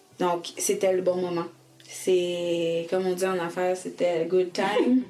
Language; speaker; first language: French; early bilingual, other home language; Haitian Creole